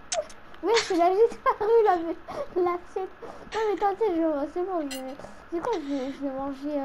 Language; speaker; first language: French; native; French